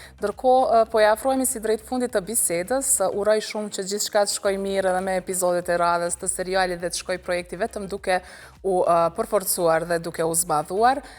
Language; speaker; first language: Albanian; native; Albanian